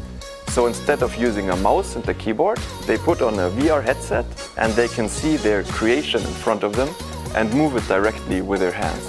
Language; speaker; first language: English; non-native, fluent; German